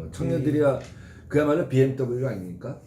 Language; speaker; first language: Korean; native; Korean